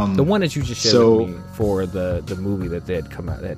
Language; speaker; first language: English; native; English